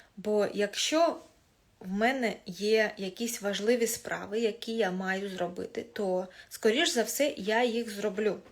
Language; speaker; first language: Ukrainian; non-native, local second language; Russian